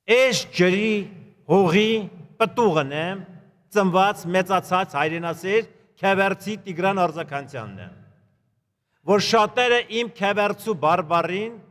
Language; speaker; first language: Armenian; native; Armenian